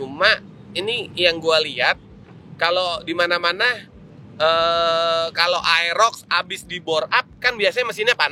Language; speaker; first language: Indonesian; native; Indonesian